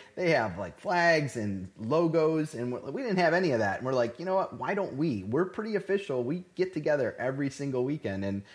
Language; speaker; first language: English; native; English